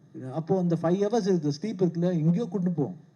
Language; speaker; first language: Tamil; non-native, local second language; Kannada